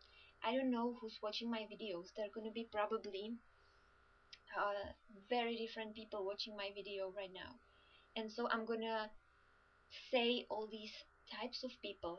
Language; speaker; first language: English; non-native, fluent; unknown